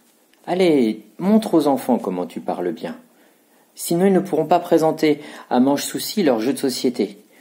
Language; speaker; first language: French; native; French